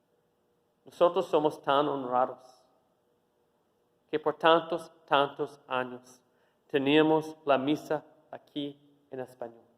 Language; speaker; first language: Spanish; non-native, fluent; English